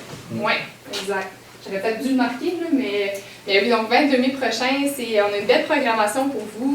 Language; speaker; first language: French; native; French